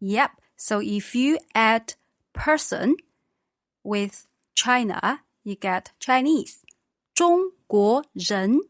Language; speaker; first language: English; non-native, fluent; Chinese